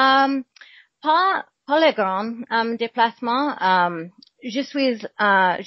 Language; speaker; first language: French; non-native, learner; English